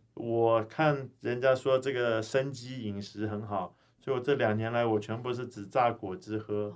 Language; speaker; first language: Chinese; early bilingual, heritage; Chinese